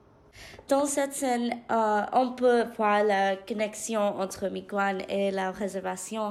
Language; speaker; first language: French; non-native, learner; English